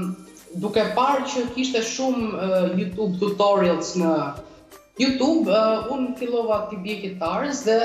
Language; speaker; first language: Albanian; early bilingual, heritage; Albanian